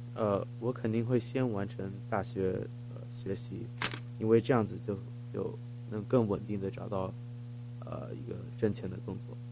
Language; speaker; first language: Chinese; early bilingual, heritage; Chinese